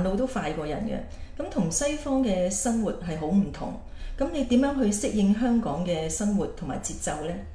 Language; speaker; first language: Chinese; native; Chinese